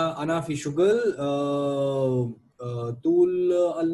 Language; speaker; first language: Arabic; non-native, learner; Hindi